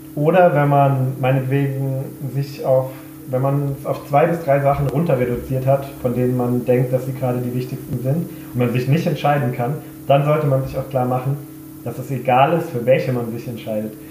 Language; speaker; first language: German; native; German